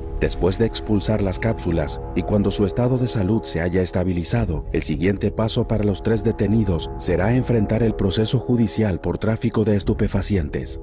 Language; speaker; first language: Spanish; native; Spanish